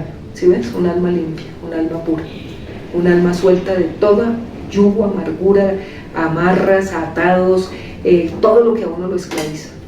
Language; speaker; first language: Spanish; native; Spanish